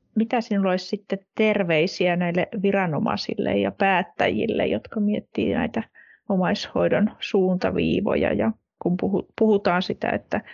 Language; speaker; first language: Finnish; native; Finnish